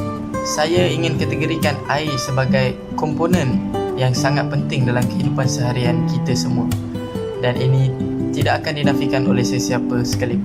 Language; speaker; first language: Malay; native; Malay